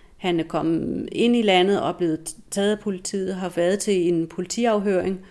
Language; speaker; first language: Danish; native; Danish